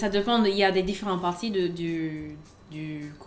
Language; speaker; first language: French; non-native, fluent; English